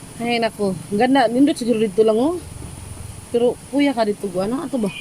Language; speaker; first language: Filipino; native; Filipino